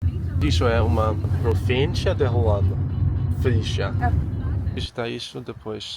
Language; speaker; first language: Portuguese; non-native, learner; Dutch